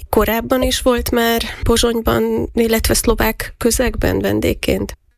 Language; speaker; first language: Hungarian; native; Hungarian